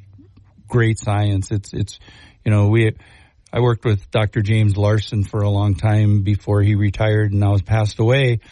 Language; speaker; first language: English; native; English